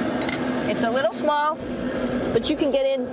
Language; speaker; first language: English; native; English